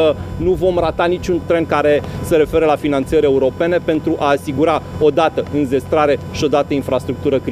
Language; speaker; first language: Romanian; native; Romanian